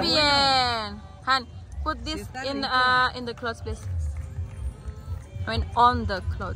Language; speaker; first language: English; non-native, learner; Indonesian